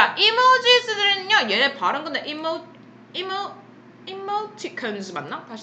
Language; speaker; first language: Korean; native; Korean